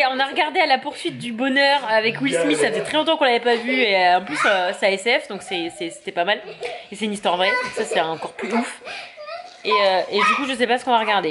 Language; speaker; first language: French; native; French